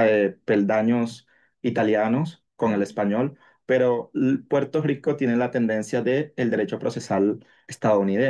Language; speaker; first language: Spanish; native; Spanish